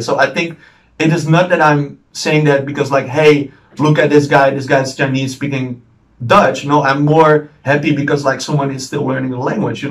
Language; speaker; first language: English; non-native, fluent; Dutch